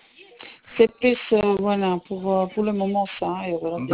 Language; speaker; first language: French; non-native, fluent; Italian